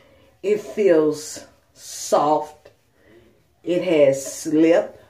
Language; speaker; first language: English; native; English